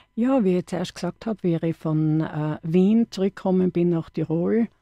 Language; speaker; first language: German; native; German